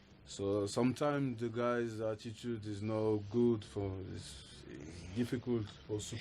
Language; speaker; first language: English; non-native, learner; French